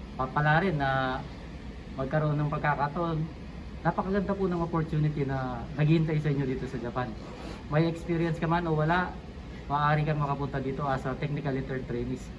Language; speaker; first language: Filipino; non-native, local second language; Pampanga